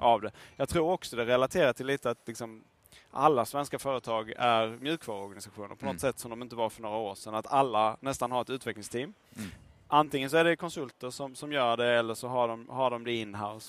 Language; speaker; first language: Swedish; native; Swedish